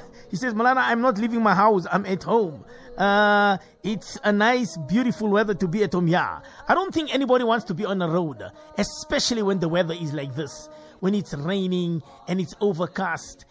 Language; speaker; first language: English; native; English